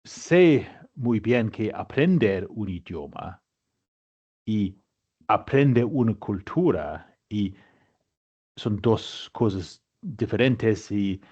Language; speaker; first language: Spanish; non-native, fluent; English